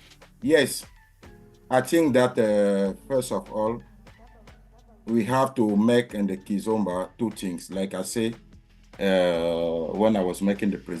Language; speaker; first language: English; non-native, learner; French